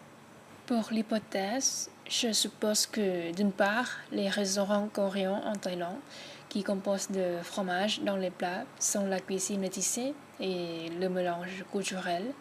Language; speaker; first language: French; non-native, learner; Thai